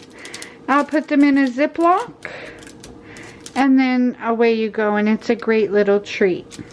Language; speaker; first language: English; native; English